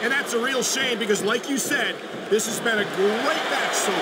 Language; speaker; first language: English; native; English